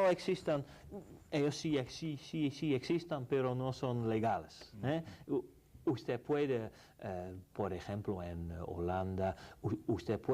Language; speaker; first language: Spanish; non-native, fluent; Dutch